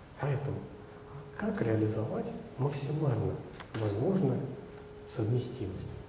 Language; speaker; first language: Russian; native; Russian